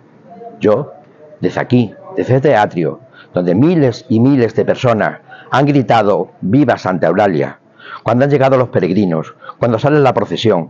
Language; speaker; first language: Spanish; native; Spanish